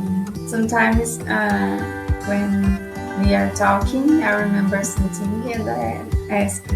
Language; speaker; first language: English; non-native, learner; Portuguese